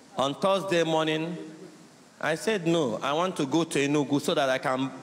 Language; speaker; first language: English; non-native, local second language; Igbo